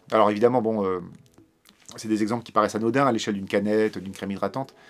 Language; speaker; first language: French; native; French